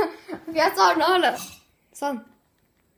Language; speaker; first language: Norwegian; non-native, fluent; Arabic